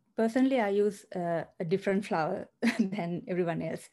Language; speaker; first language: English; non-native, local second language; Sinhala